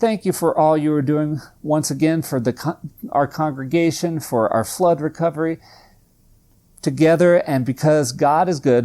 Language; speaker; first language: English; native; English